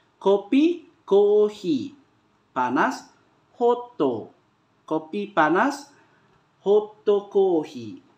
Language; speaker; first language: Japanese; non-native, learner; Malay